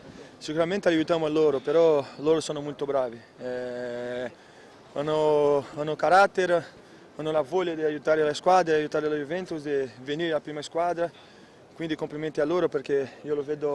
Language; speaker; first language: Italian; non-native, fluent; Portuguese